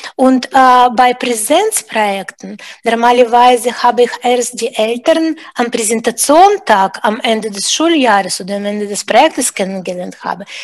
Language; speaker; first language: German; non-native, fluent; Russian